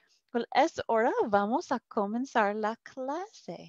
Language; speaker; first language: Spanish; non-native, fluent; English